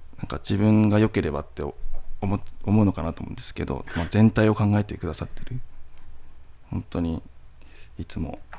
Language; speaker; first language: Japanese; native; Japanese